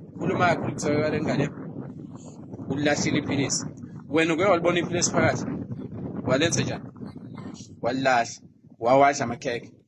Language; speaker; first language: Zulu; native; Zulu